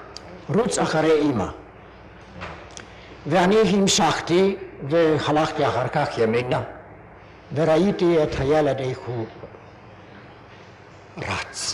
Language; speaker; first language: Hebrew; non-native, fluent; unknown